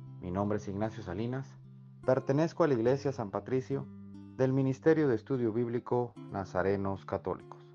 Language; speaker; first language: Spanish; native; Spanish